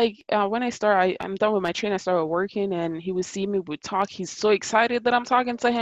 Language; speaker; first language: English; non-native, fluent; Italian